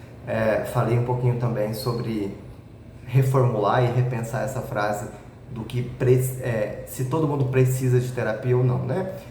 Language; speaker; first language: Portuguese; native; Portuguese